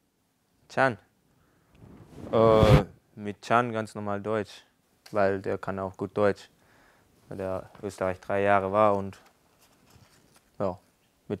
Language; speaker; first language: German; non-native, learner; Japanese